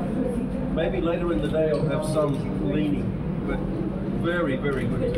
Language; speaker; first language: English; native; English